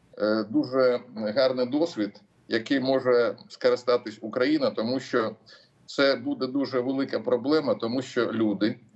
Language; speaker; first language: Ukrainian; non-native, local second language; Russian